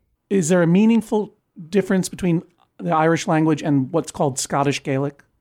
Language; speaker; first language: English; native; English